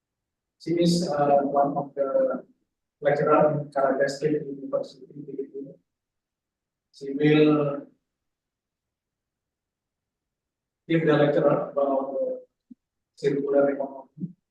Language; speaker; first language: English; non-native, fluent; Indonesian